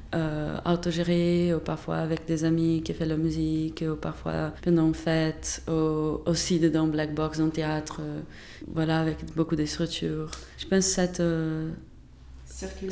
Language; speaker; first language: French; non-native, fluent; Portuguese